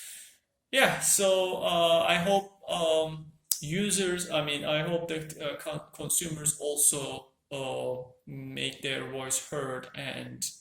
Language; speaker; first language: English; non-native, fluent; Turkish